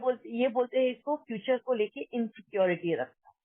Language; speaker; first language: Hindi; native; Hindi